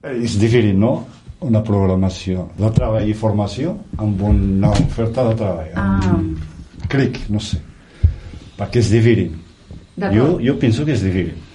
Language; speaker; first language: Catalan; non-native, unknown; Riffian